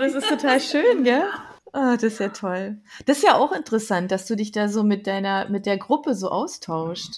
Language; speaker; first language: German; native; German